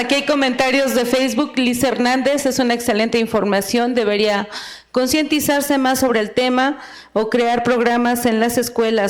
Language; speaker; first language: Spanish; native; Spanish